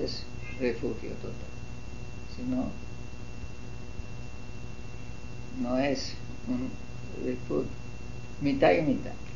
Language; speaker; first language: Spanish; non-native, fluent; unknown